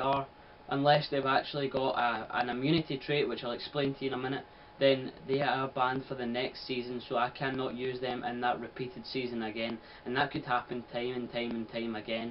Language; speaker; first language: English; native; English